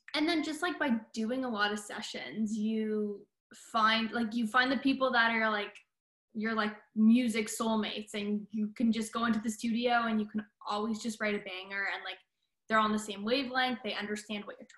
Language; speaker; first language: English; native; English